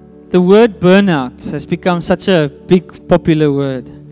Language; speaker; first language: English; non-native, local second language; Afrikaans